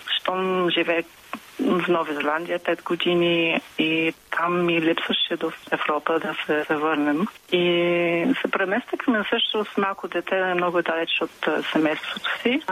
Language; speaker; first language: Bulgarian; non-native, fluent; English